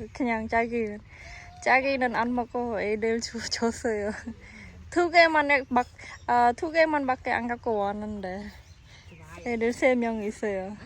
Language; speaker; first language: Korean; non-native, fluent; Khmer